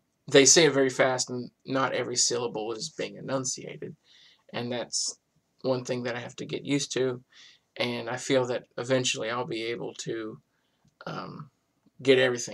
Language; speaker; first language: English; native; English